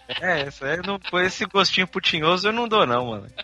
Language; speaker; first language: Portuguese; native; Portuguese